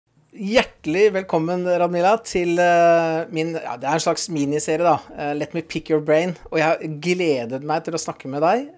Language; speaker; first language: Norwegian; native; Norwegian